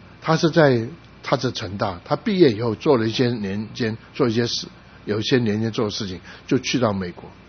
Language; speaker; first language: Chinese; non-native, local second language; Cantonese